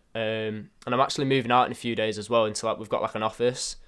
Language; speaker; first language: English; native; English